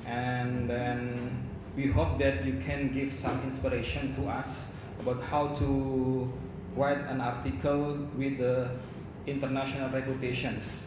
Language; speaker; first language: English; non-native, learner; Indonesian